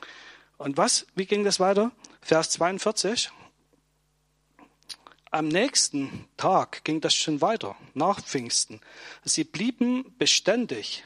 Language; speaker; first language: German; native; German